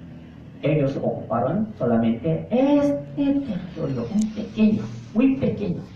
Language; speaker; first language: Spanish; non-native, fluent; Korean